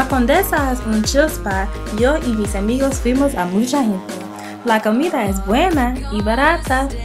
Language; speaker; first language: Spanish; non-native, learner; English